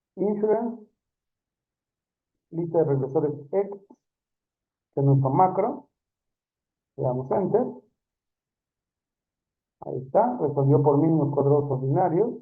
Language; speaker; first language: Spanish; native; Spanish